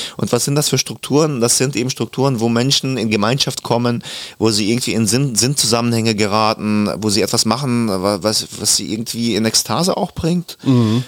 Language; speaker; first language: German; early bilingual, other home language; Russian